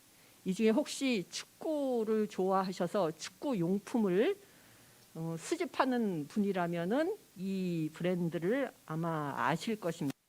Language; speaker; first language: Korean; native; Korean